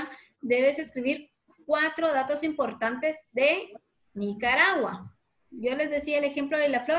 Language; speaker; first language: Spanish; native; Spanish